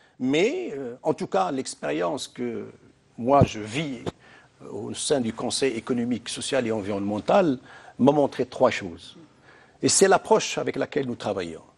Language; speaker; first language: French; non-native, local second language; Arabic